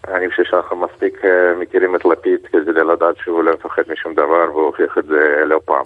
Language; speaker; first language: Hebrew; early bilingual, other home language; Russian